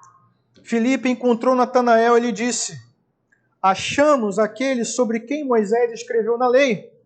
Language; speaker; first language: Portuguese; native; Portuguese